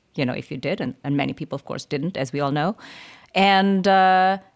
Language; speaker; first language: English; early bilingual, other home language; German